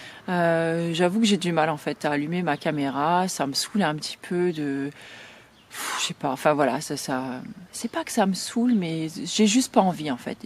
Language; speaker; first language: French; native; French